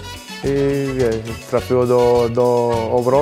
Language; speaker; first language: Polish; non-native, learner; Spanish